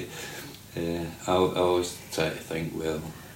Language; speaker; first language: English; native; English